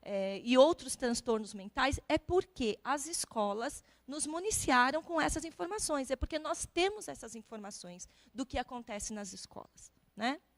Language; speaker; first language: Portuguese; native; Portuguese